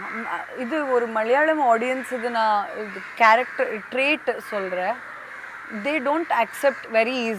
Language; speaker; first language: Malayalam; non-native, learner; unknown